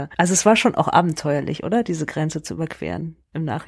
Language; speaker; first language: German; native; German